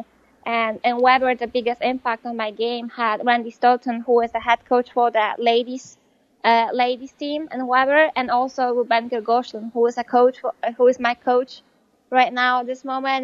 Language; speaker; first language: English; non-native, fluent; Polish